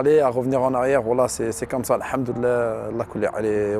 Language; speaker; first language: French; early bilingual, other home language; Arabic